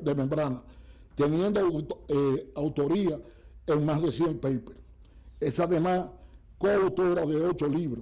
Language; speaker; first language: Spanish; native; Spanish